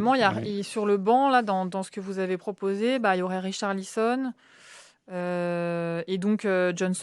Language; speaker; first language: French; native; French